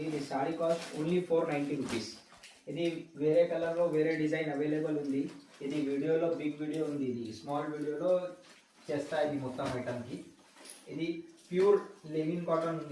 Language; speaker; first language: Telugu; non-native, local second language; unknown